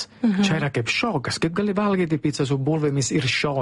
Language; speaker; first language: Lithuanian; non-native, fluent; Italian